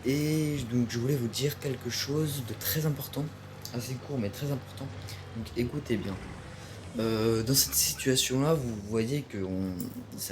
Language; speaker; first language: French; native; French